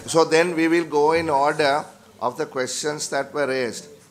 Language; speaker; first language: English; non-native, local second language; Sinhala